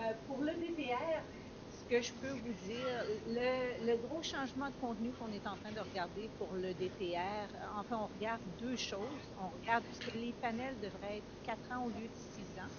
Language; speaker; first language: French; native; French